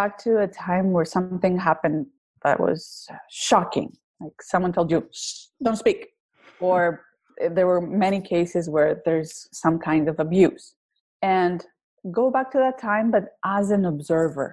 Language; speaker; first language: English; non-native, fluent; Greek